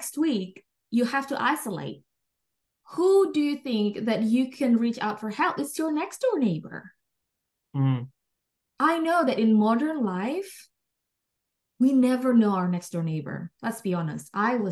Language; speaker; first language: English; non-native, fluent; Indonesian